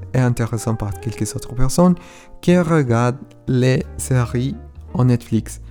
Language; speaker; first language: French; non-native, learner; Spanish